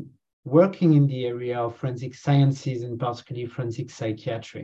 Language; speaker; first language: English; non-native, fluent; French